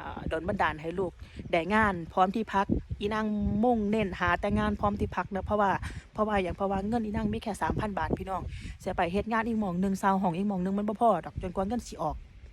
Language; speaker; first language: Thai; native; Thai